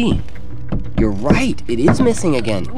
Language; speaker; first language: English; native; English